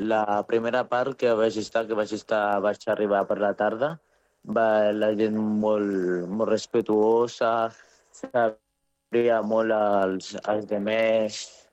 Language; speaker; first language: Catalan; non-native, learner; Arabic